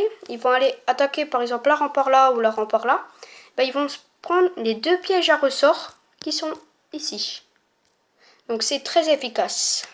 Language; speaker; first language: French; native; French